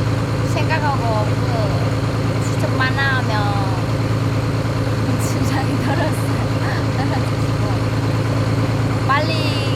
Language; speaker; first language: Korean; non-native, learner; Vietnamese